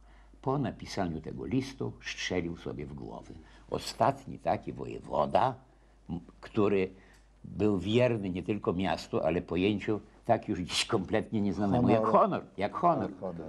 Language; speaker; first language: Polish; native; Polish